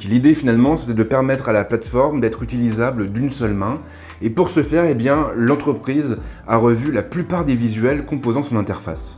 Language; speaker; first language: French; native; French